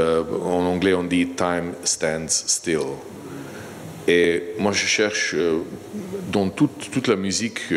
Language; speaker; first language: French; non-native, fluent; Slovenian